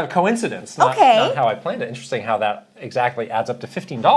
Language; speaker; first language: English; native; English